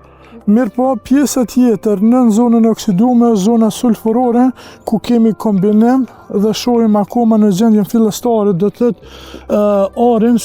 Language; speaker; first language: Albanian; native; Albanian